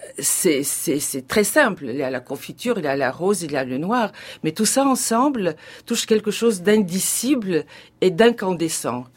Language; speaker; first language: French; non-native, fluent; Bulgarian